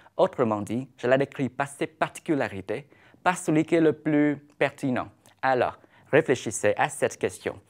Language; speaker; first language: French; non-native, fluent; Vietnamese